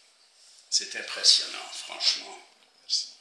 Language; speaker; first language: French; non-native, fluent; English